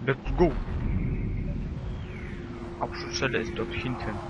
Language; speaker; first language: German; native; German